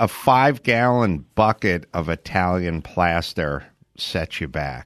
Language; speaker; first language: English; native; English